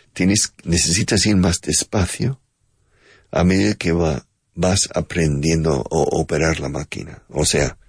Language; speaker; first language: Spanish; non-native, fluent; English